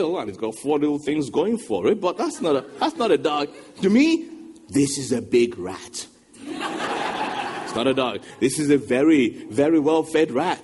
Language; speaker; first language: English; non-native, local second language; Yoruba